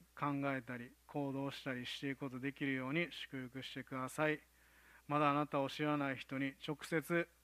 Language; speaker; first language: Japanese; native; Japanese